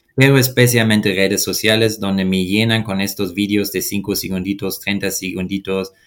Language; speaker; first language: Spanish; non-native, fluent; German